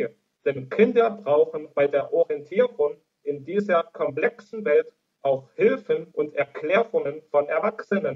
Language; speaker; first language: German; native; German